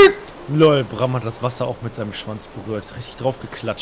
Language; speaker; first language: German; native; German